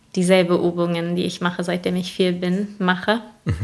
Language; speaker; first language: German; non-native, fluent; English